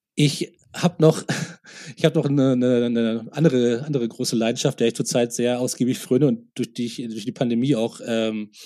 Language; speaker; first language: German; native; German